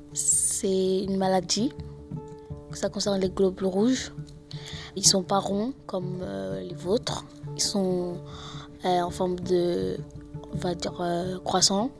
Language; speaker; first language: French; early bilingual, other home language; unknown